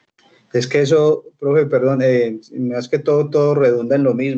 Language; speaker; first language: Spanish; native; Spanish